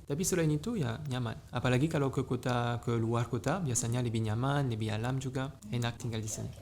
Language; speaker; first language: Malay; non-native, fluent; French